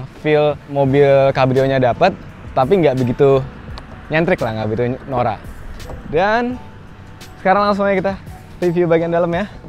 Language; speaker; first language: Indonesian; native; Indonesian